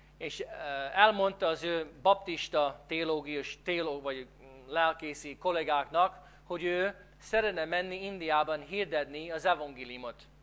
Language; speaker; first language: Hungarian; non-native, fluent; English